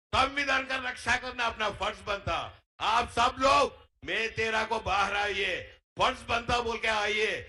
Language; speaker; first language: Hindi; non-native, local second language; Telugu